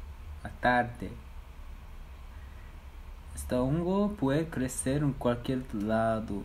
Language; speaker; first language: Portuguese; non-native, learner; English